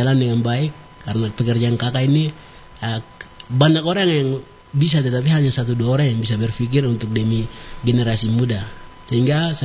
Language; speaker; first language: Indonesian; non-native, local second language; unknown